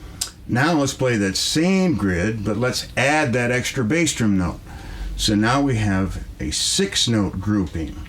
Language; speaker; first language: English; native; English